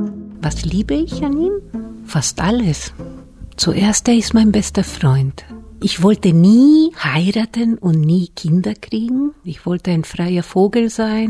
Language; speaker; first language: German; non-native, fluent; Spanish